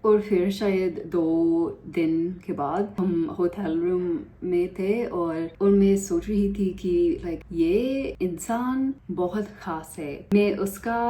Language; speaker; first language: Hindi; non-native, learner; English